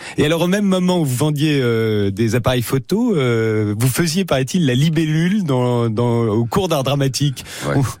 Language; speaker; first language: French; native; French